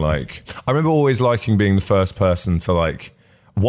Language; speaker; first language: English; native; English